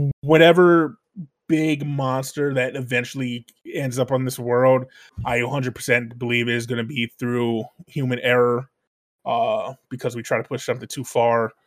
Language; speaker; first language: English; native; English